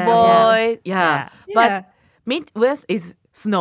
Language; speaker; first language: English; non-native, learner; Japanese